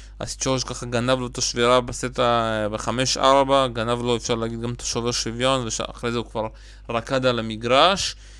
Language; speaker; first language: Hebrew; early bilingual, other home language; Russian